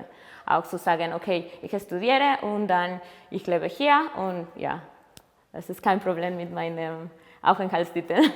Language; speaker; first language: German; non-native, learner; Spanish